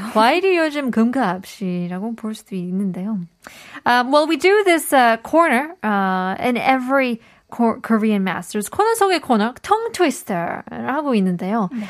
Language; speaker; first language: Korean; native; Korean